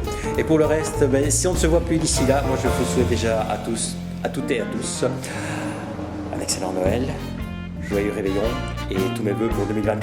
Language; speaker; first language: French; native; French